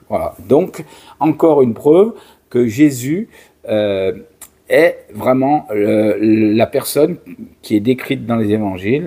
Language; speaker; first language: French; native; French